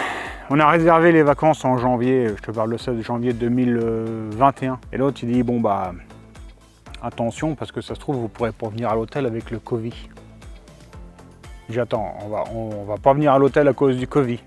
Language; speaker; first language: French; native; French